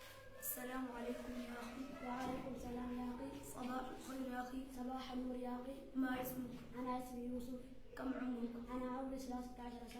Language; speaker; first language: Arabic; non-native, learner; Oromo